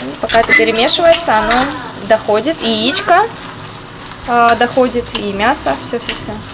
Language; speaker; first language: Russian; native; Russian